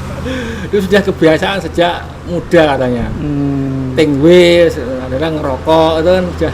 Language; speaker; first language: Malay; non-native, local second language; Javanese